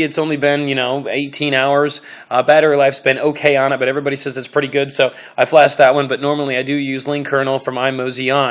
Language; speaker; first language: English; native; English